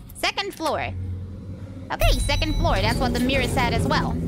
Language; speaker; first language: English; non-native, fluent; German